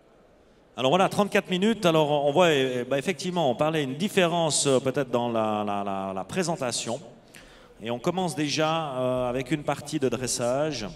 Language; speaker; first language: French; native; French